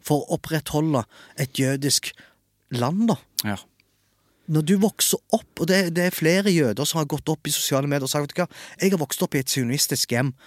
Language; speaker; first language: Norwegian; early bilingual, other home language; Arabic